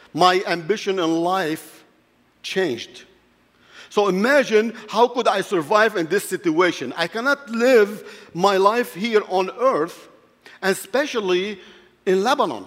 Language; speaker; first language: English; non-native, fluent; Arabic